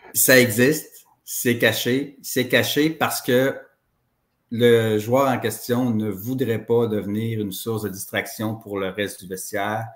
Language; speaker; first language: French; native; French